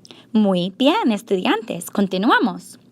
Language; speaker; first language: Spanish; non-native, fluent; English